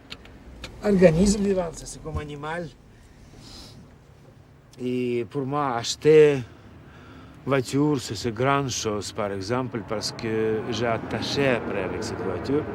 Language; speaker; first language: French; non-native, learner; Russian